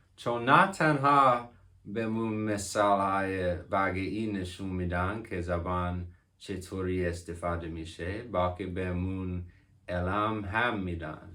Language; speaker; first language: Persian; non-native, learner; English